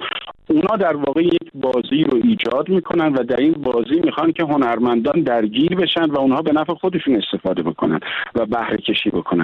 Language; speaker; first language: Persian; native; Persian